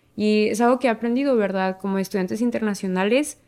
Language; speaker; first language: Spanish; native; Spanish